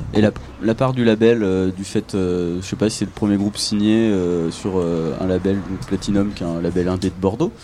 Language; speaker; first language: French; native; French